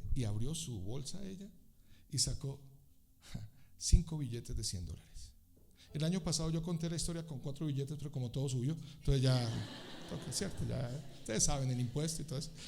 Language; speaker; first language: Spanish; native; Spanish